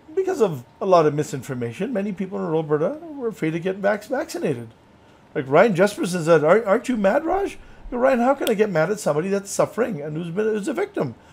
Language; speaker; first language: English; native; English